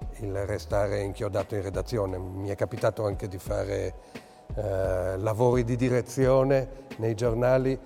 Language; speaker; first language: Italian; early bilingual, other home language; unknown